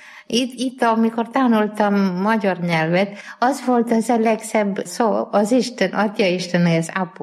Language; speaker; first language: Hungarian; non-native, learner; Malayalam